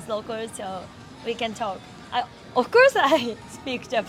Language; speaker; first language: English; non-native, learner; Japanese